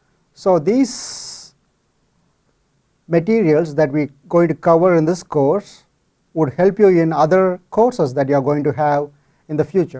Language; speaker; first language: English; non-native, fluent; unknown